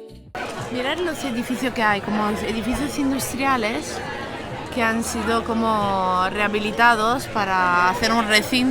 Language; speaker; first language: Spanish; non-native, local second language; Catalan